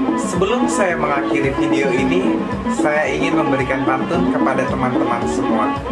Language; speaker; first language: Indonesian; native; Indonesian